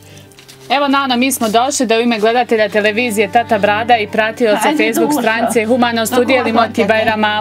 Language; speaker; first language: Serbian; native; Serbian